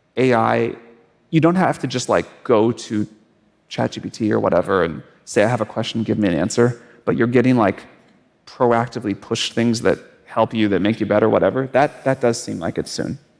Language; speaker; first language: English; native; English